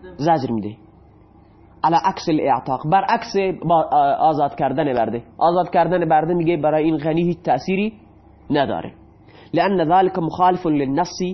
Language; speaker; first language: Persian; non-native, local second language; Baluchi